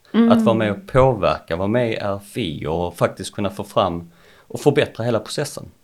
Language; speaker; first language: Swedish; native; Swedish